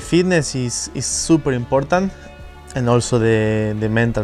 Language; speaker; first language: English; non-native, fluent; Spanish